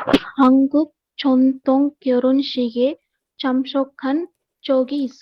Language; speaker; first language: Korean; non-native, learner; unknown